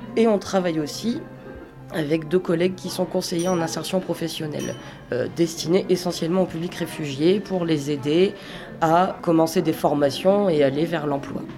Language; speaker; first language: French; native; French